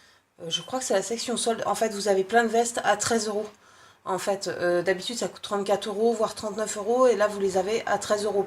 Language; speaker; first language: French; native; French